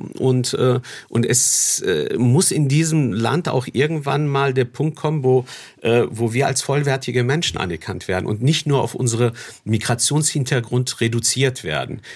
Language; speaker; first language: German; early bilingual, other home language; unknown